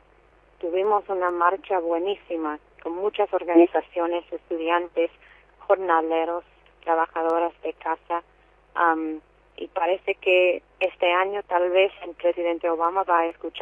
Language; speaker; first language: Spanish; non-native, fluent; English